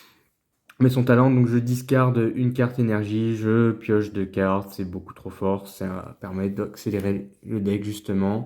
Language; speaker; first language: French; native; French